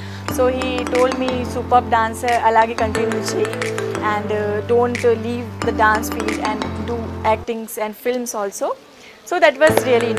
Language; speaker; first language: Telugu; non-native, local second language; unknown